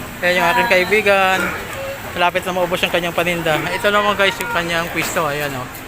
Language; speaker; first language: Filipino; native; Filipino